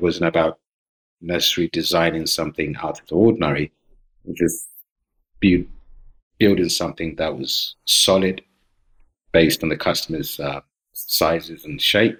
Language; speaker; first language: English; non-native, local second language; Akan